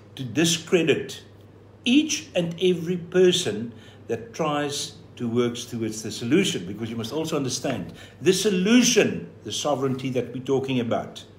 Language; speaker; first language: English; non-native, local second language; Afrikaans